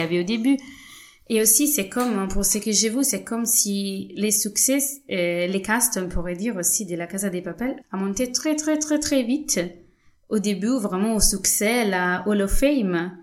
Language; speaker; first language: French; non-native, fluent; Spanish